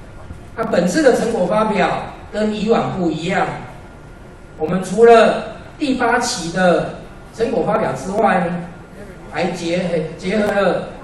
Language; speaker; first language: Chinese; native; Chinese